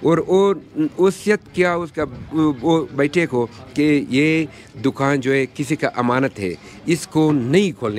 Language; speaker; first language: Hindi; non-native, local second language; Persian